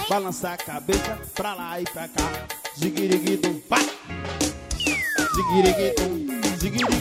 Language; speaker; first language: Portuguese; native; Portuguese